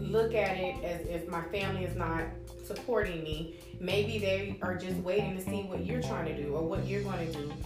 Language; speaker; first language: English; native; English